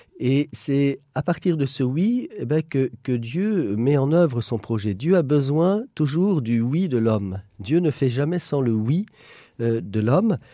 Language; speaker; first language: French; native; French